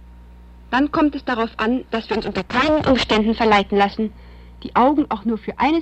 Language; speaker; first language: German; native; German